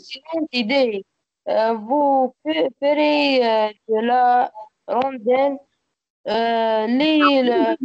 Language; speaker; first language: French; non-native, learner; Arabic